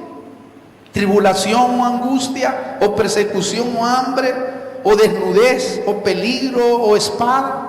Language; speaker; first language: Spanish; native; Spanish